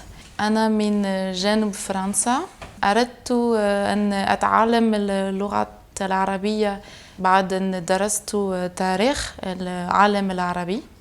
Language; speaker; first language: Arabic; non-native, learner; French